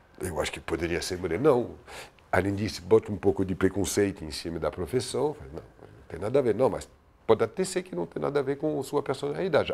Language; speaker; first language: Portuguese; non-native, fluent; French